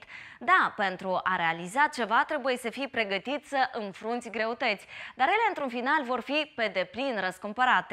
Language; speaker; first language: Romanian; native; Romanian